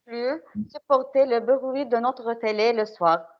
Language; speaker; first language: French; non-native, learner; Arabic